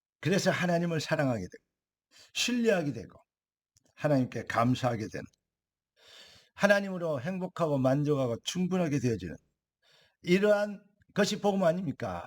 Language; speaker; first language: Korean; native; Korean